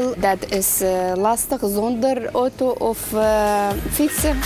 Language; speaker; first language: Dutch; non-native, learner; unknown